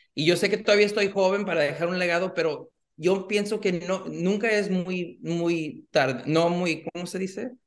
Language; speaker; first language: Spanish; early bilingual, heritage; Spanish